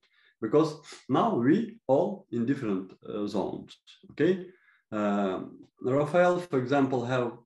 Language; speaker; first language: English; non-native, fluent; Ukrainian